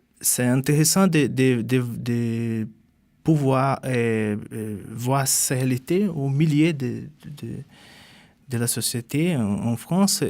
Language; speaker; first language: French; non-native, fluent; Portuguese